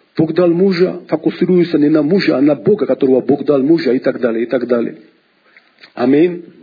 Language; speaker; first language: Russian; non-native, local second language; Georgian